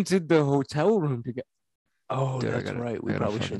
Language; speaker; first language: English; native; English